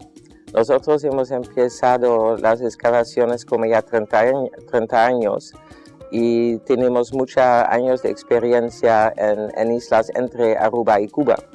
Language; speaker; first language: Spanish; non-native, fluent; Dutch